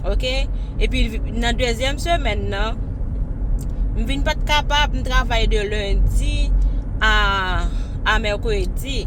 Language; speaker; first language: French; non-native, learner; Haitian Creole